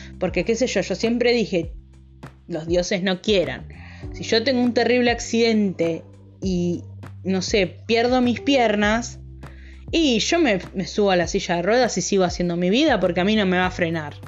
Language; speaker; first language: Spanish; native; Spanish